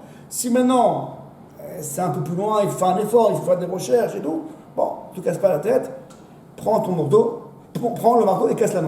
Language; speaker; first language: French; native; French